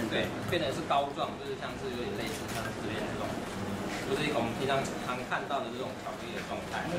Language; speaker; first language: Chinese; native; Chinese